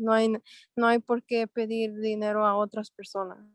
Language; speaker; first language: Spanish; early bilingual, heritage; Spanish